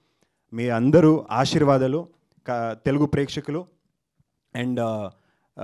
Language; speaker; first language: Telugu; non-native, learner; Kannada